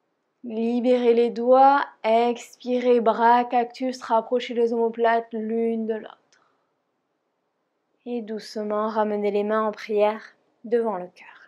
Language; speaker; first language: French; native; French